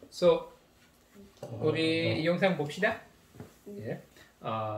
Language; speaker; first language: Korean; non-native, learner; Dutch